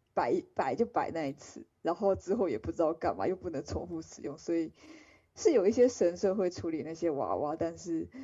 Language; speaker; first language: Chinese; native; Chinese